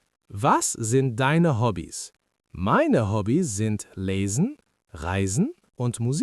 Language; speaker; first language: German; non-native, learner; English